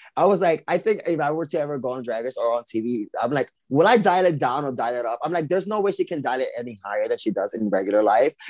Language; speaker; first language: English; early bilingual, other home language; Spanish